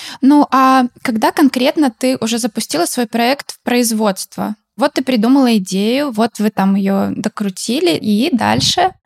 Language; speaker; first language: Russian; native; Russian